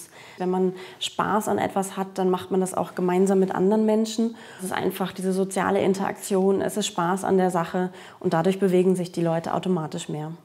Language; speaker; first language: German; native; German